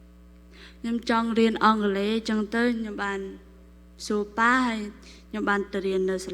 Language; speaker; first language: Khmer; non-native, local second language; Korean